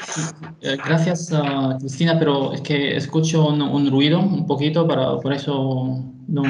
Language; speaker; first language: Spanish; non-native, fluent; Arabic